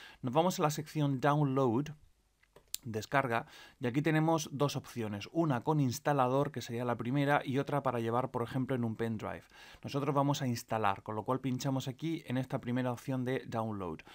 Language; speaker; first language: Spanish; native; Spanish